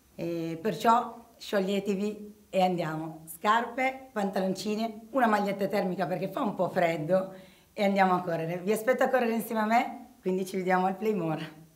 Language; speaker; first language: Italian; early bilingual, other home language; Arabic